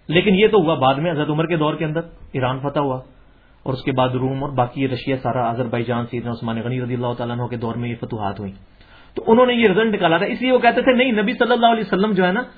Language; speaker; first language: Urdu; non-native, local second language; Punjabi